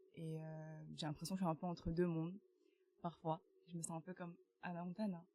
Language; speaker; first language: French; early bilingual, other home language; Vietnamese